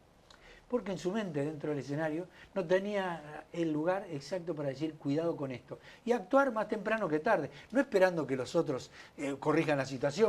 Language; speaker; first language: Spanish; native; Spanish